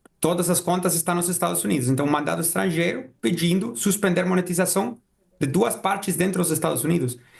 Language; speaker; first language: Portuguese; non-native, fluent; Spanish